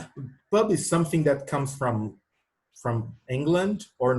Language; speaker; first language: English; non-native, fluent; Portuguese